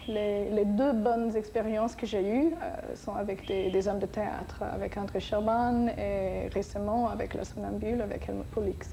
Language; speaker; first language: French; non-native, fluent; English